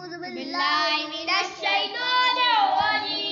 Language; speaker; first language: Arabic; non-native, learner; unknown